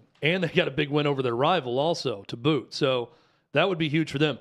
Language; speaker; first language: English; native; English